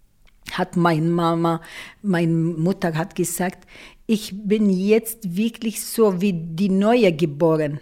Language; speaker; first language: German; non-native, local second language; Arabic